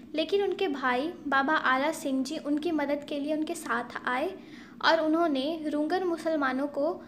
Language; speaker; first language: Hindi; native; Hindi